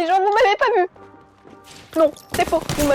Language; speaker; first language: French; native; French